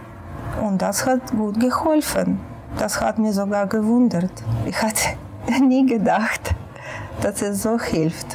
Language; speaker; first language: German; non-native, fluent; Russian